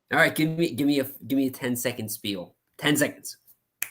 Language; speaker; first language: English; native; English